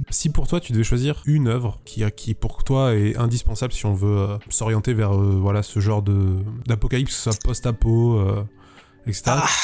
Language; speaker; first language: French; native; French